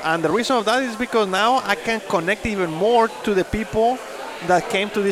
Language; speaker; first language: English; non-native, fluent; Spanish